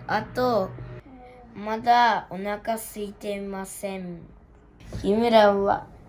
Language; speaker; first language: Japanese; early bilingual, other home language; Uyghur